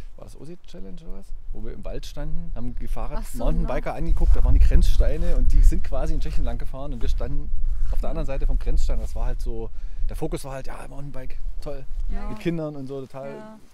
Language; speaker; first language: German; native; German